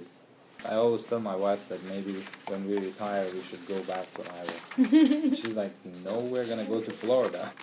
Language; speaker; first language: English; non-native, fluent; Persian